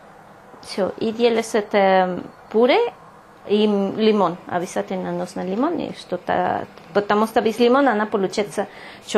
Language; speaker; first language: Russian; non-native, fluent; Spanish